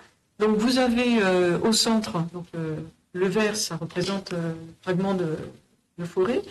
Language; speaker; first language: French; native; French